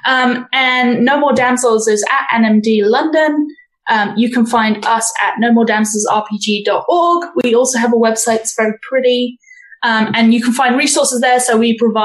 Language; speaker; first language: English; native; English